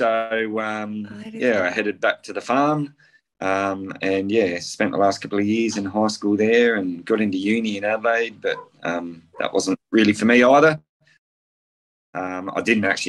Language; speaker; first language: English; native; English